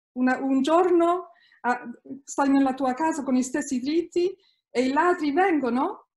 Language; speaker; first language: Italian; early bilingual, heritage; Italian